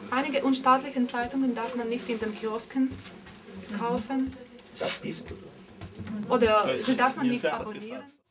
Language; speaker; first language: German; non-native, fluent; Russian